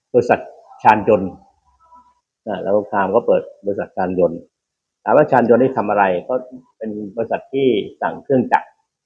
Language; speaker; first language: Thai; native; Thai